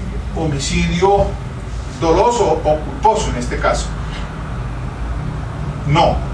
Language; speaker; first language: Spanish; native; Spanish